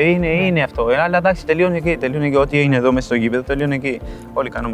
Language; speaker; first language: Greek; non-native, fluent; Spanish